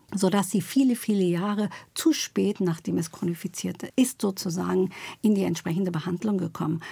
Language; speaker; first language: German; native; German